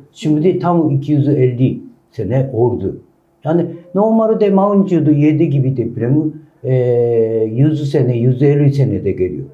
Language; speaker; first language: Turkish; non-native, learner; Japanese